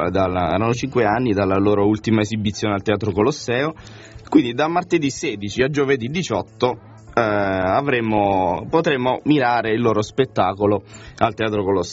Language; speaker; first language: Italian; native; Italian